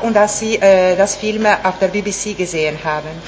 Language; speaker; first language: German; non-native, fluent; Italian